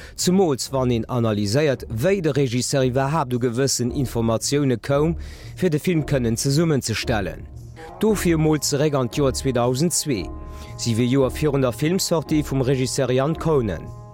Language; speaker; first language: Luxembourgish; native; Luxembourgish